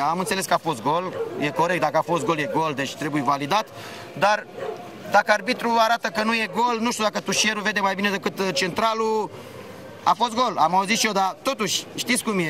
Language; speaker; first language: Romanian; native; Romanian